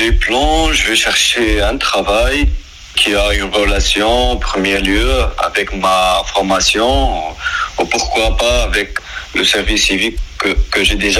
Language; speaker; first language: French; non-native, learner; Arabic